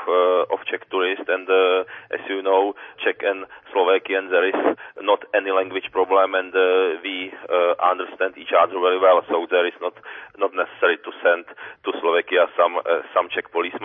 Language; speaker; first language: English; non-native, fluent; Czech